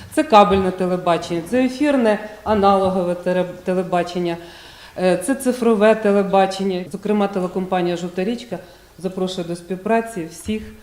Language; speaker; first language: Ukrainian; native; Ukrainian